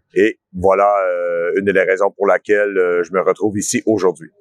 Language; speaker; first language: French; non-native, local second language; English